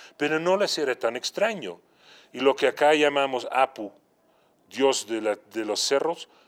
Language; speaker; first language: Spanish; non-native, fluent; Dutch